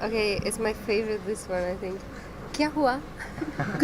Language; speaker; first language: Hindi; non-native, learner; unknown